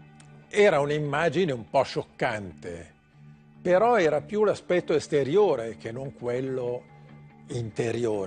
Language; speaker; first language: Italian; native; Italian